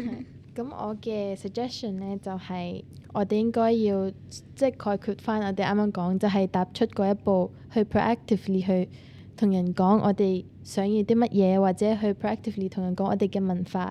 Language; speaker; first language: Cantonese; native; Cantonese